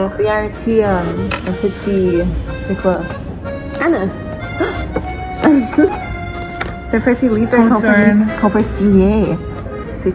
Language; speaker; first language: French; non-native, local second language; English